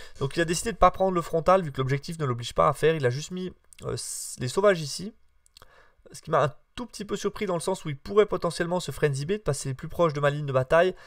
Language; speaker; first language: French; native; French